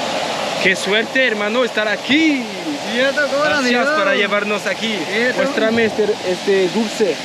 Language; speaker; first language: Spanish; non-native, learner; French